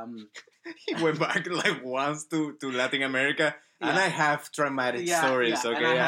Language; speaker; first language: English; non-native, fluent; Spanish